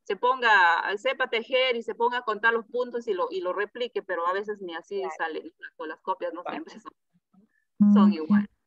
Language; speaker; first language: Spanish; native; Spanish